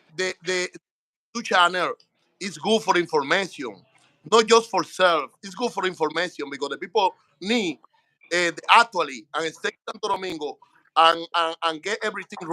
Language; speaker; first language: English; non-native, learner; Spanish